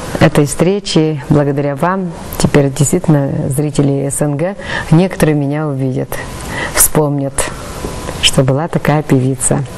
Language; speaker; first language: Russian; non-native, local second language; Kazakh